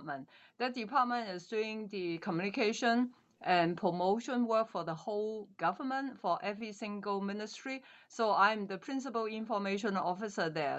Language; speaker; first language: English; non-native, local second language; Cantonese